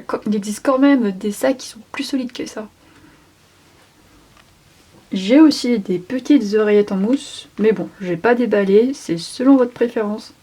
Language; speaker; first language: French; native; French